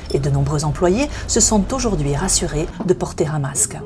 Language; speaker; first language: French; native; French